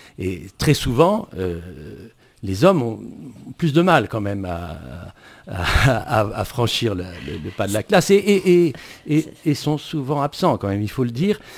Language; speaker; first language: French; native; French